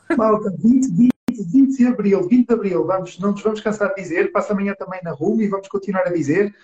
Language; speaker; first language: Portuguese; native; Portuguese